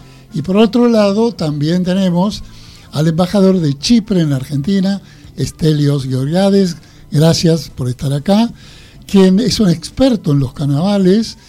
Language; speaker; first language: Spanish; native; Spanish